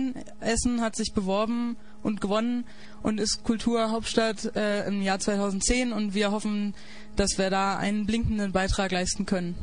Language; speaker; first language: German; native; German